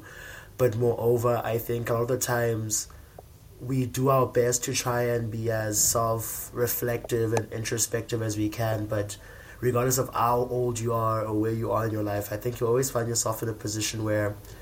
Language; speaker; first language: English; non-native, local second language; Xhosa